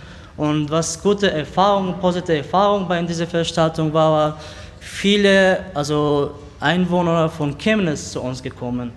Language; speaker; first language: German; non-native, learner; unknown